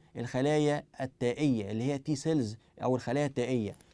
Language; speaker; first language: Arabic; native; Arabic